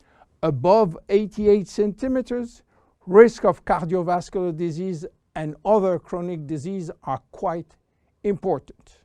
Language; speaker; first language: English; non-native, fluent; French